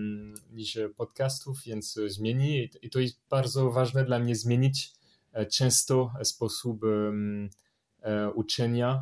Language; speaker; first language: Polish; non-native, learner; French